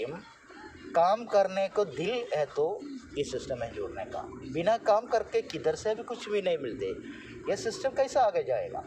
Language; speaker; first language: Hindi; non-native, local second language; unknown